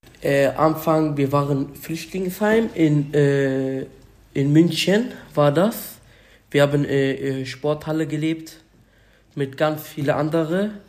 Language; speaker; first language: German; non-native, learner; Arabic